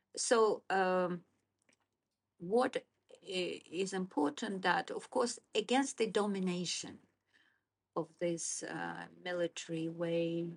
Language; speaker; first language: English; non-native, fluent; Azerbaijani